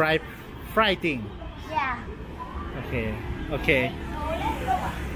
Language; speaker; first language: English; non-native, learner; Thai